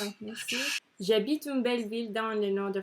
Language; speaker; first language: French; non-native, learner; English